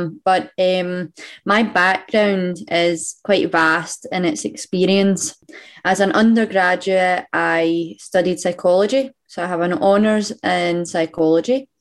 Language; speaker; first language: English; native; English